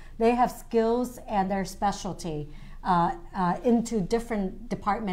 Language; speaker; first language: English; early bilingual, other home language; Vietnamese